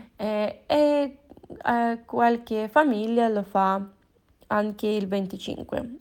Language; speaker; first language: Italian; native; Italian